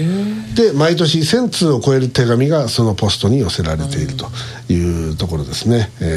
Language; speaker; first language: Japanese; native; Japanese